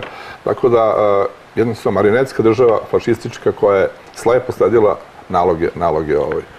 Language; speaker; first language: Croatian; native; Croatian